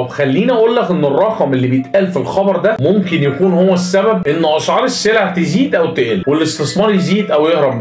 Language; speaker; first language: Arabic; native; Arabic